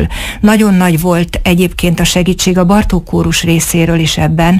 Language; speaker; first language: Hungarian; native; Hungarian